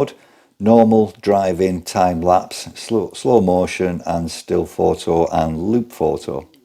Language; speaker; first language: English; native; English